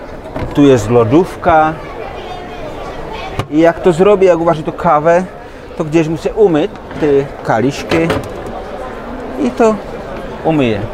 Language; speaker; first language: Polish; non-native, learner; Czech